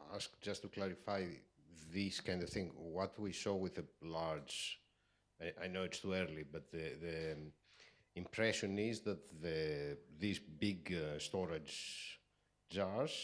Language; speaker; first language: English; non-native, fluent; Greek